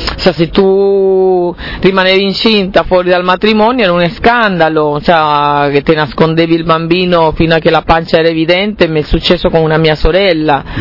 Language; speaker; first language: Italian; non-native, fluent; Spanish